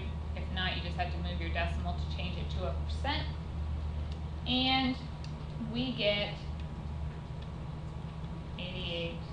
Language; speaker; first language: English; native; English